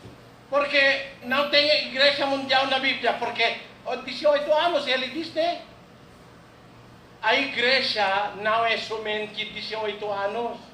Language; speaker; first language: Portuguese; non-native, learner; Filipino